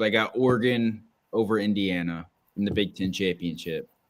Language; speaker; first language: English; native; English